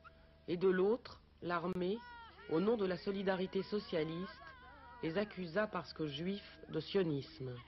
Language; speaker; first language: French; native; French